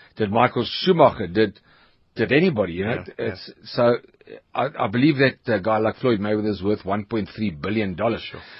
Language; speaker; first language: English; native; English